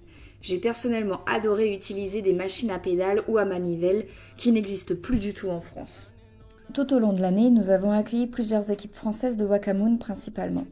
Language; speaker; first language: French; native; French